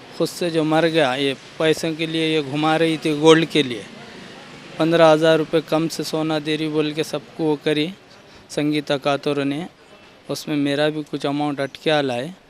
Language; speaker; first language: Hindi; non-native, local second language; Marathi